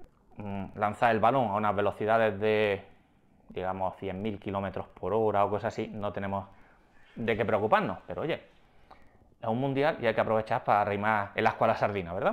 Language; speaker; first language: Spanish; native; Spanish